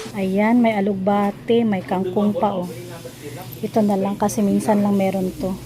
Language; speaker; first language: Filipino; non-native, local second language; Cebuano